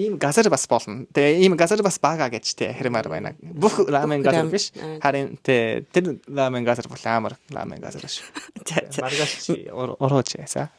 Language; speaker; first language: Mongolian; non-native, learner; Japanese